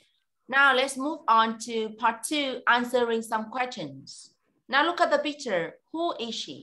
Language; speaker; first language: English; non-native, fluent; Vietnamese